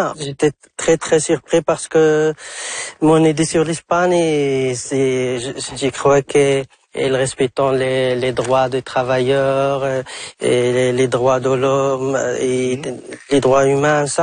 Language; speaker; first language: French; non-native, fluent; Arabic